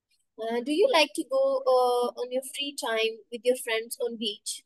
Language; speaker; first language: English; non-native, learner; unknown